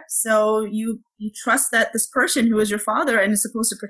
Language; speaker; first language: English; early bilingual, other home language; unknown